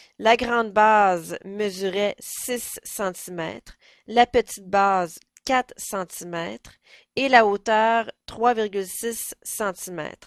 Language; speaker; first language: French; native; French